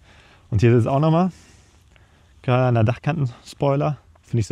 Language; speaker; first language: German; native; German